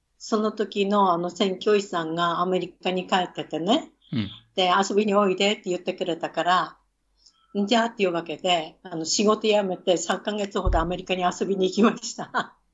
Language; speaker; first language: Japanese; native; Japanese